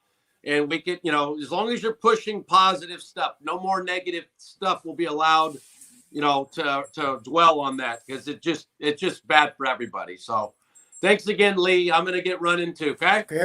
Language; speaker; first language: English; native; English